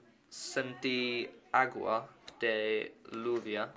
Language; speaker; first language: Spanish; non-native, learner; English